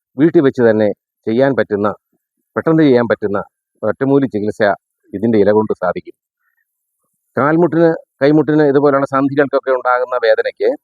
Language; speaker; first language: Malayalam; native; Malayalam